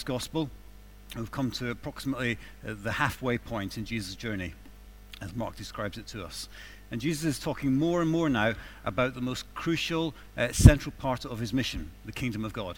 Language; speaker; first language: English; native; English